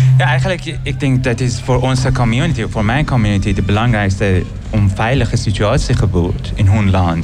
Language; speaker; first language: Dutch; non-native, learner; Persian